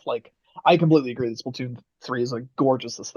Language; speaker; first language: English; native; English